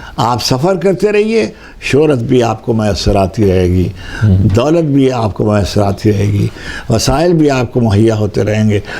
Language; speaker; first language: Urdu; native; Urdu